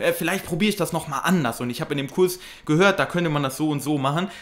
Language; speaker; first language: German; native; German